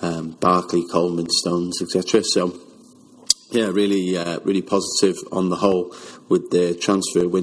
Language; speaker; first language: English; native; English